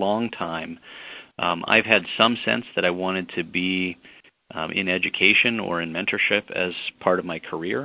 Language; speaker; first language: English; native; English